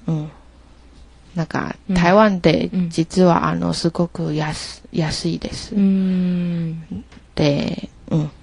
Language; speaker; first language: Japanese; non-native, learner; Chinese